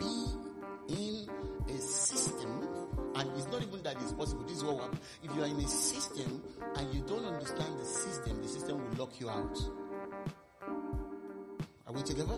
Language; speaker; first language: English; non-native, local second language; Yoruba